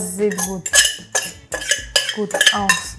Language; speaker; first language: German; non-native, learner; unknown